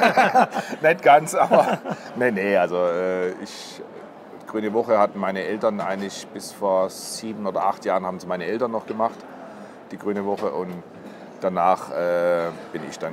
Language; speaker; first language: German; native; German